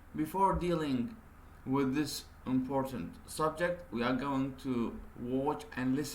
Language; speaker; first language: English; non-native, fluent; Arabic